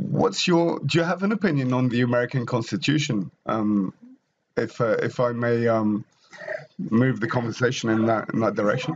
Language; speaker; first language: English; non-native, fluent; French